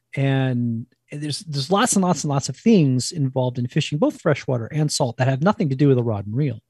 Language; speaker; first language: English; native; English